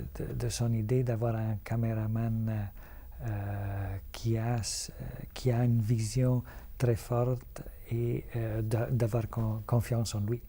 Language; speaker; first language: French; non-native, fluent; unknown